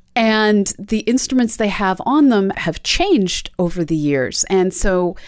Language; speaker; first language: English; native; English